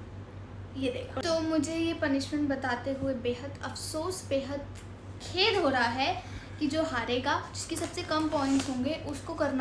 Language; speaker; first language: Hindi; native; Hindi